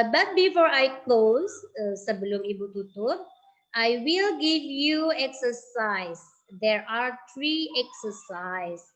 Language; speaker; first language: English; non-native, learner; Indonesian